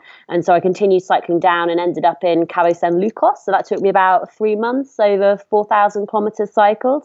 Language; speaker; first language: English; native; English